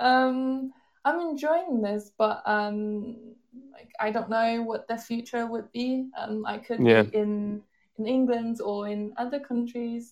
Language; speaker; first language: English; non-native, fluent; Chinese